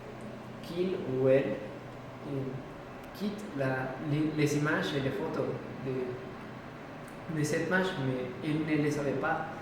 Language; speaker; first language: French; non-native, learner; Spanish